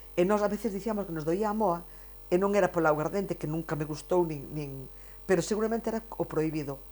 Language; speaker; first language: Galician; non-native, local second language; Spanish